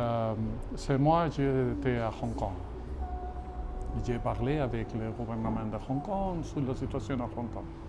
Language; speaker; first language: French; non-native, fluent; Catalan